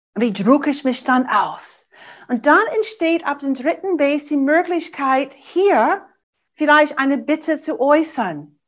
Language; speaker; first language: German; non-native, fluent; English